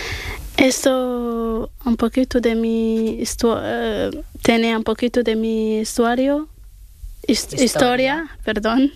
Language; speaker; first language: Spanish; non-native, learner; Arabic